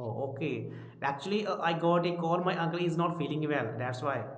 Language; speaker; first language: English; non-native, local second language; Hindi